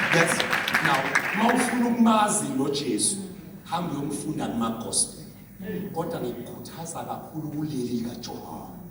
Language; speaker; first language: Zulu; native; Zulu